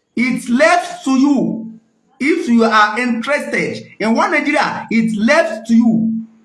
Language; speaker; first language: English; non-native, local second language; Yoruba